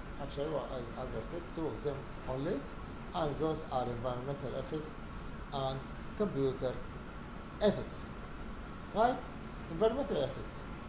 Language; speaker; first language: English; non-native, fluent; Arabic